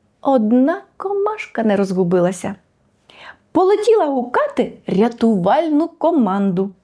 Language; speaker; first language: Ukrainian; native; Ukrainian